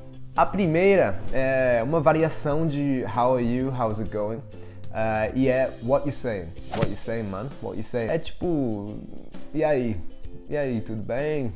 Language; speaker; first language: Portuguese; non-native, fluent; English